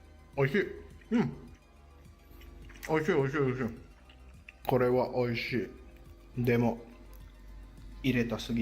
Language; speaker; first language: Japanese; non-native, learner; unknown